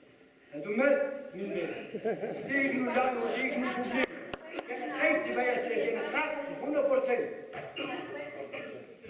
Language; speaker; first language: Danish; non-native, learner; Arabic